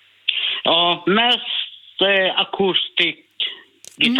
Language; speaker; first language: Swedish; non-native, learner; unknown